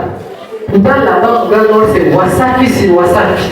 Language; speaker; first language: French; non-native, local second language; Swahili